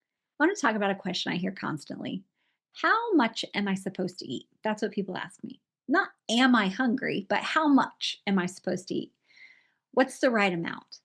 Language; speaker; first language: English; native; English